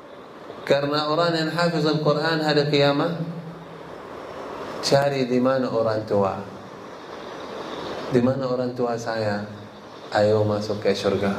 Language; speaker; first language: Indonesian; non-native, learner; Arabic